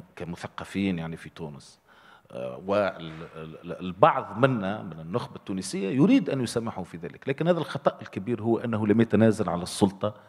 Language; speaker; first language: Arabic; native; Arabic